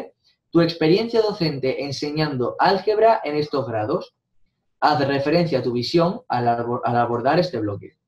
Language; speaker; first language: Spanish; native; Spanish